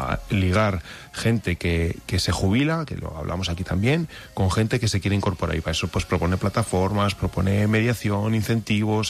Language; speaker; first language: Spanish; native; Spanish